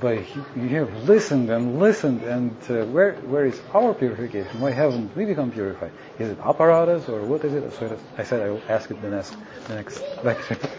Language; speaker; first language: English; non-native, fluent; Russian